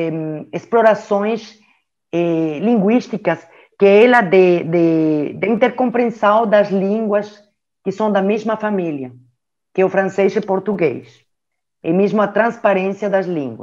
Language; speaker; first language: Portuguese; non-native, learner; French